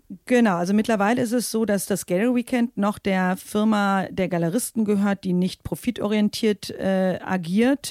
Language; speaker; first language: German; native; German